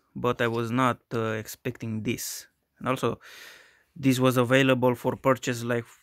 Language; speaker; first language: English; non-native, fluent; Romanian